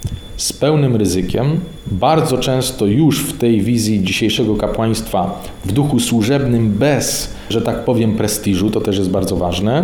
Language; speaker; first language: Polish; native; Polish